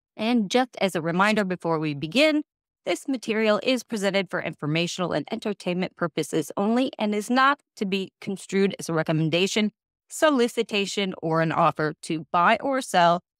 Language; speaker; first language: English; native; English